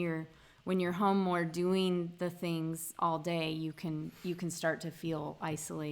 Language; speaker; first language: English; native; English